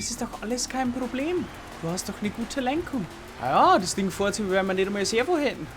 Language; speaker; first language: German; native; German